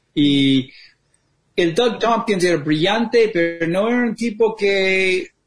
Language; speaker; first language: Spanish; non-native, fluent; English